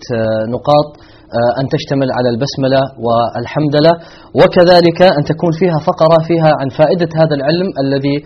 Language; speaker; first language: Arabic; native; Arabic